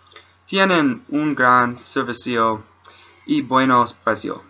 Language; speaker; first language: Spanish; non-native, learner; English